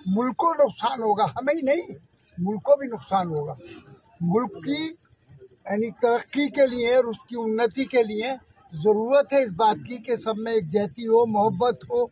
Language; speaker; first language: Hindi; native; Hindi